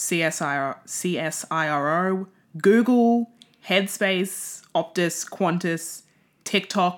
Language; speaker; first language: English; native; English